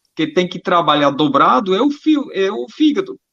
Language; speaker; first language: Portuguese; non-native, fluent; German